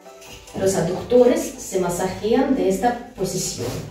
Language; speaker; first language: Spanish; non-native, fluent; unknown